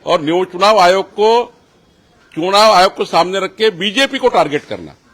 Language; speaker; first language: Hindi; non-native, local second language; Marathi